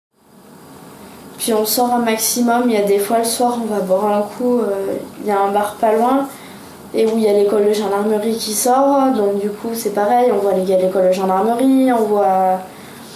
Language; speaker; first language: French; native; French